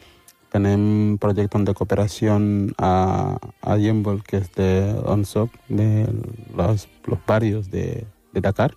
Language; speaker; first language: Catalan; early bilingual, other home language; Wolof